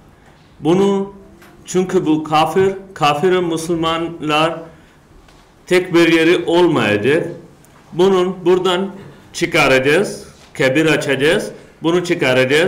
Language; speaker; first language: Turkish; non-native, learner; Urdu